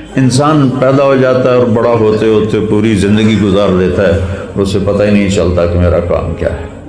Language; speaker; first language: Urdu; non-native, local second language; Punjabi